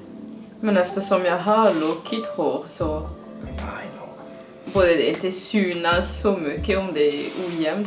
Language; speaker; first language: Swedish; non-native, fluent; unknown